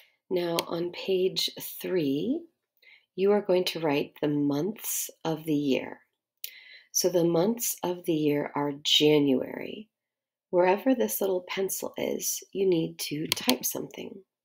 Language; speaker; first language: English; native; English